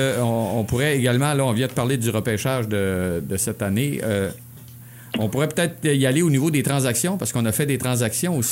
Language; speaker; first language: French; native; French